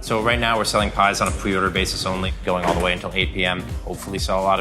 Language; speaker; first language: English; native; English